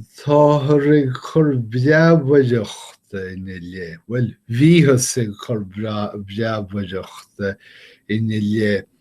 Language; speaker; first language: Irish; non-native, fluent; English